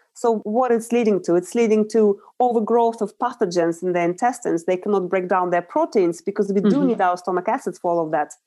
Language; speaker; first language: English; non-native, fluent; Russian